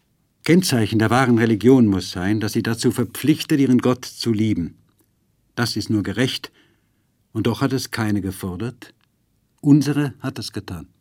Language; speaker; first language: German; native; German